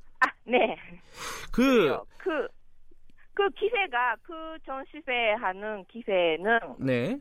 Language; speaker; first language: Korean; non-native, learner; Japanese